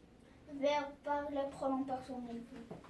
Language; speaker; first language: French; non-native, learner; Arabic